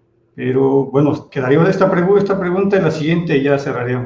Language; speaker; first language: Spanish; native; Spanish